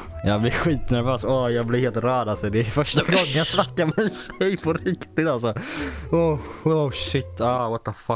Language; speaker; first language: Swedish; native; Swedish